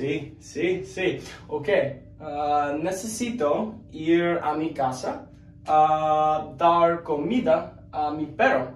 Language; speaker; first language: Spanish; non-native, learner; English